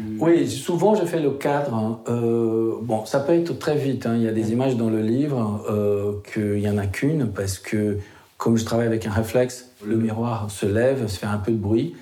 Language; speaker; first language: French; non-native, fluent; Portuguese